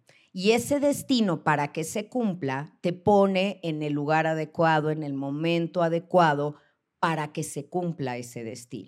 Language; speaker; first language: Spanish; native; Spanish